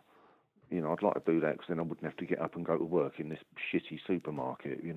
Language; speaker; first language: English; native; English